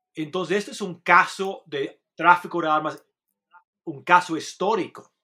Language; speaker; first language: Spanish; non-native, fluent; English